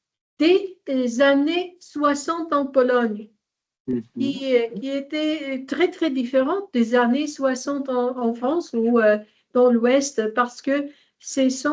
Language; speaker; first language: French; non-native, fluent; Polish